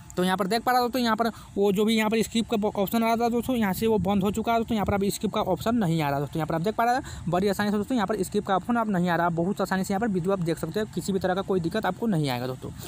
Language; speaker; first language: Hindi; native; Hindi